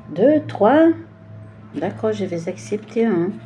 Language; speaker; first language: French; non-native, learner; Portuguese